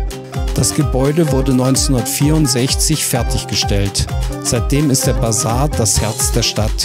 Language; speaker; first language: German; native; German